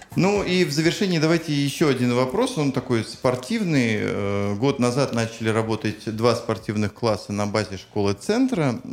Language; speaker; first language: Russian; native; Russian